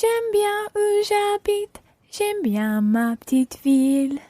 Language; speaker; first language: French; non-native, learner; English